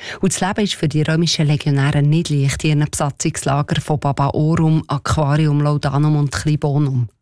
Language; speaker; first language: German; native; German